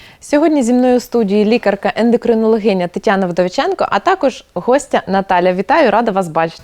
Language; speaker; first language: Ukrainian; native; Ukrainian